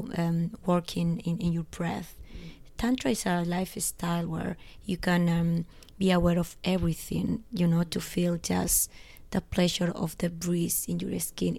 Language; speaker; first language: English; non-native, fluent; Spanish